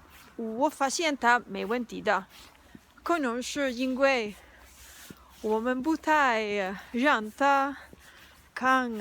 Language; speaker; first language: Chinese; non-native, learner; Spanish